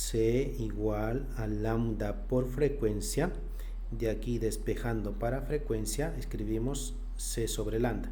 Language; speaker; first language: Spanish; native; Spanish